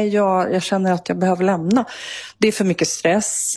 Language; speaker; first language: Swedish; native; Swedish